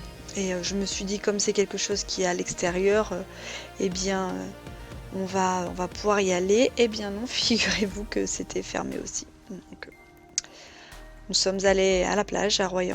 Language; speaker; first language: French; native; French